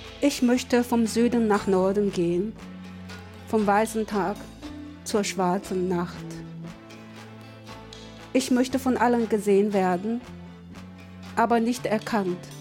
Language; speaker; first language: German; non-native, fluent; Chinese